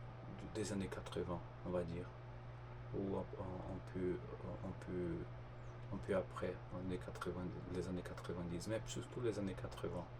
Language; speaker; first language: French; non-native, fluent; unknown